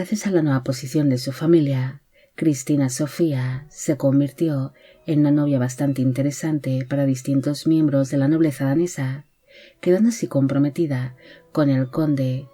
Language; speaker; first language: Spanish; native; Spanish